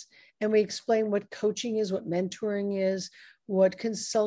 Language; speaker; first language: English; native; English